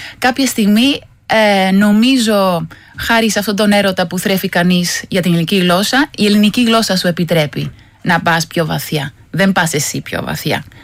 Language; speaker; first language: Greek; non-native, fluent; Spanish